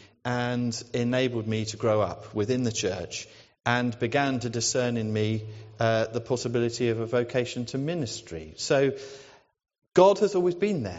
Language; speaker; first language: English; native; English